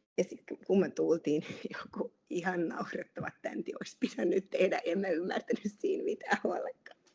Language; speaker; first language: Finnish; non-native, fluent; Hungarian